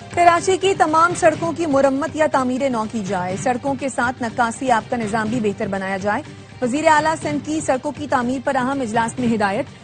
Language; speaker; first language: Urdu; native; Urdu